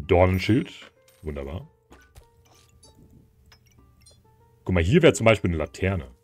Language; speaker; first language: German; native; German